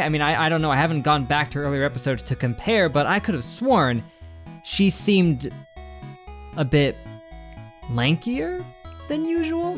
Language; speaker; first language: English; native; English